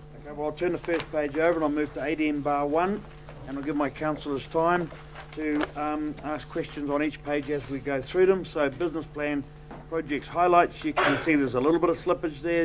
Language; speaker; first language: English; native; English